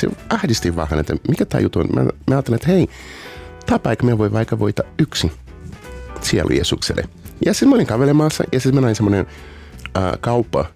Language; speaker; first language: Finnish; non-native, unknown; Portuguese